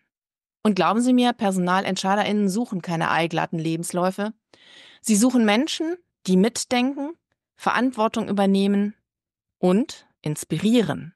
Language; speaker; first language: German; native; German